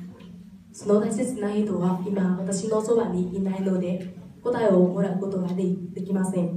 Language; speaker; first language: Japanese; non-native, fluent; Vietnamese